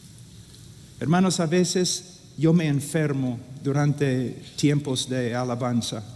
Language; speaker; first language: Spanish; non-native, fluent; English